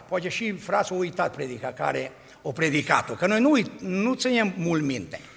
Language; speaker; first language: Romanian; native; Romanian